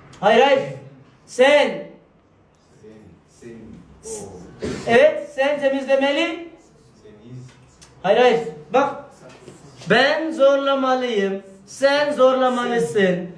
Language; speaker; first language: Turkish; non-native, fluent; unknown